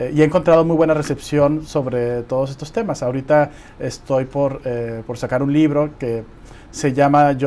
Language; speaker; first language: Spanish; native; Spanish